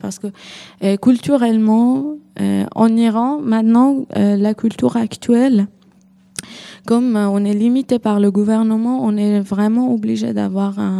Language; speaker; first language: French; non-native, learner; Persian